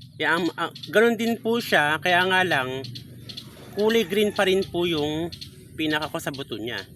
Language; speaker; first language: Filipino; native; Filipino